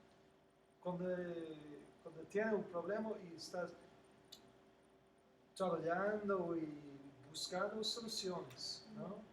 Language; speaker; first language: Portuguese; non-native, learner; English